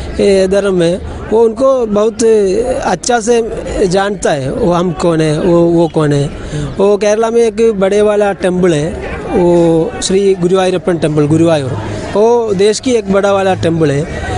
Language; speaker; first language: Hindi; non-native, local second language; Malayalam